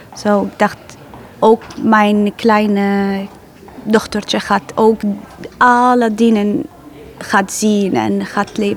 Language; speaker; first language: Dutch; non-native, learner; Arabic